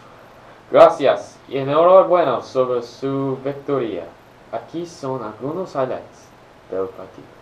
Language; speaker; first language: Spanish; non-native, learner; English